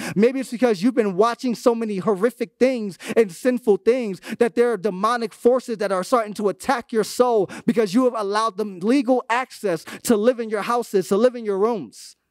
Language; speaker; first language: English; native; English